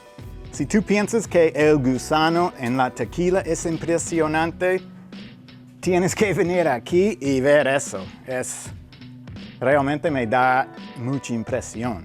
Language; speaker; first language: Spanish; non-native, fluent; English